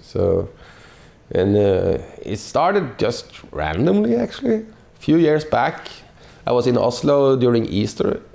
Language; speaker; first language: English; non-native, fluent; Norwegian